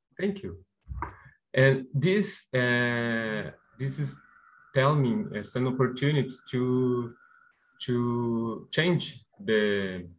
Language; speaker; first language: English; non-native, learner; Portuguese